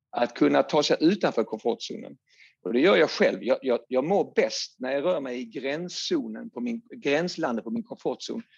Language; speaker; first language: Swedish; native; Swedish